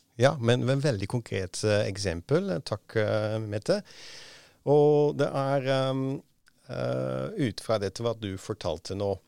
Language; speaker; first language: Norwegian; non-native, fluent; Dutch